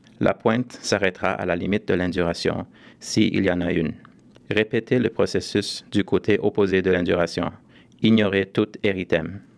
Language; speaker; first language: French; native; French